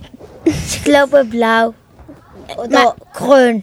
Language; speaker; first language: German; non-native, learner; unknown